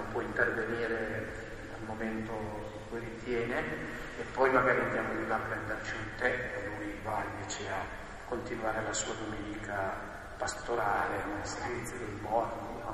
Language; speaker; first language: Italian; native; Italian